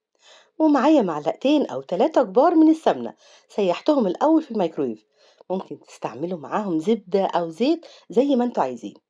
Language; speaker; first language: Arabic; native; Arabic